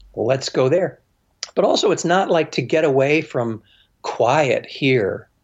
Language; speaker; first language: English; native; English